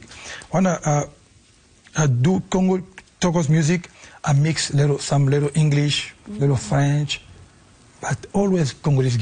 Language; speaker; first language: English; non-native, learner; Lingala